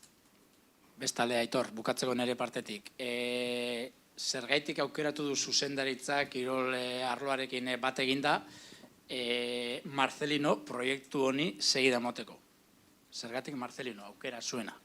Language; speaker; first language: Basque; native; Basque